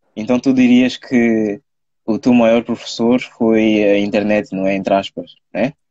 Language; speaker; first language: Portuguese; native; Portuguese